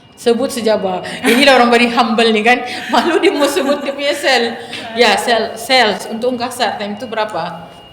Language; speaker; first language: Malay; native; Malay